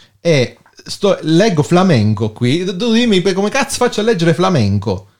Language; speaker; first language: Italian; native; Italian